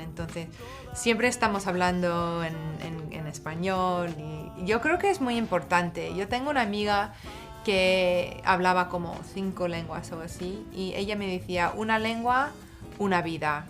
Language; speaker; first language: Spanish; non-native, fluent; English